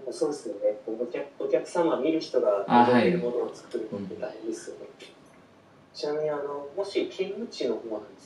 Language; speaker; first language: Japanese; native; Japanese